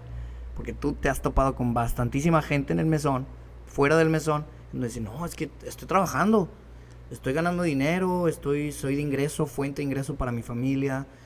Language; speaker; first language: Spanish; native; Spanish